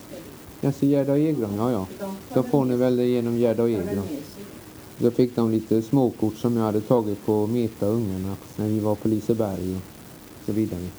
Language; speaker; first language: Swedish; native; Swedish